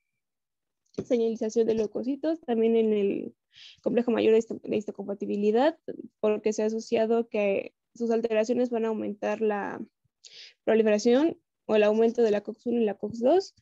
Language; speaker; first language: Spanish; native; Spanish